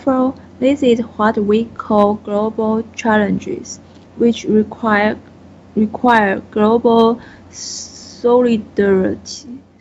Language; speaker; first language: English; non-native, learner; Chinese